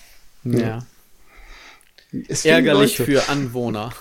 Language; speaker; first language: German; native; German